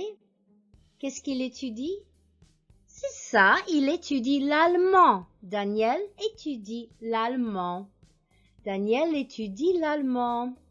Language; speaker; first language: French; non-native, fluent; English